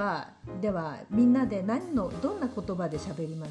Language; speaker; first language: Japanese; native; Japanese